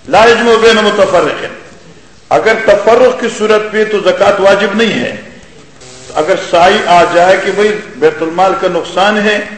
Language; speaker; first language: Urdu; non-native, local second language; Pashto